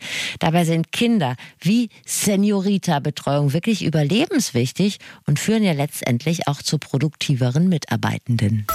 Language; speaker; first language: German; native; German